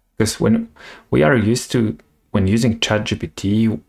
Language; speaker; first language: English; non-native, fluent; Polish